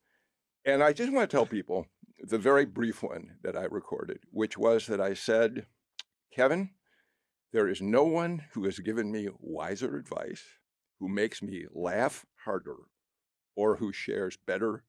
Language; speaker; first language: English; native; English